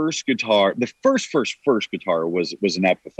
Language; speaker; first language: English; native; English